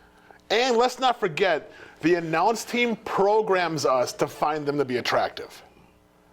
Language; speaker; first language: English; native; English